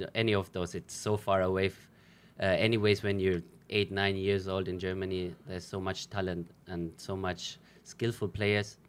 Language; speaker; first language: English; non-native, fluent; German